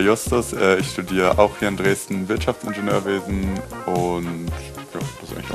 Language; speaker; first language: German; native; German